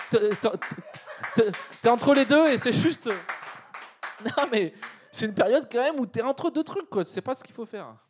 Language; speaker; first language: French; native; French